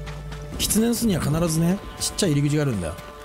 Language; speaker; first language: Japanese; native; Japanese